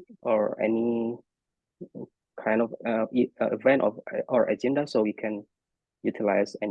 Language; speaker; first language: English; non-native, fluent; Indonesian